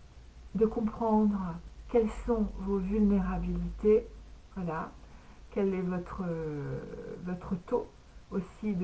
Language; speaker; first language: French; native; French